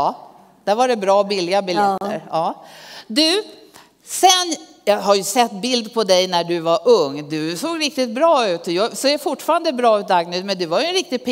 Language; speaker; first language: Swedish; native; Swedish